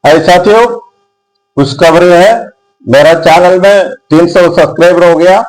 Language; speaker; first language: Hindi; non-native, local second language; Malayalam